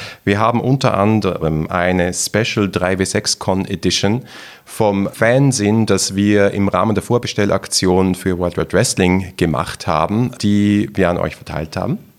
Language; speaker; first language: German; native; German